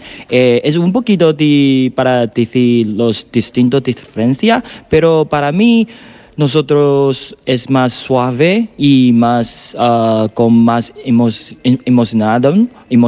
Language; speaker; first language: Spanish; non-native, learner; Chinese